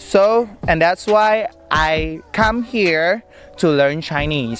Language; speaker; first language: English; non-native, learner; Indonesian